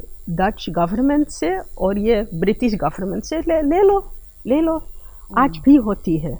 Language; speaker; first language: Hindi; early bilingual, heritage; Dutch